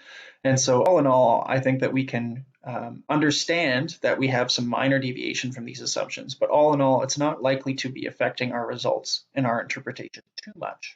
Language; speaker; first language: English; native; English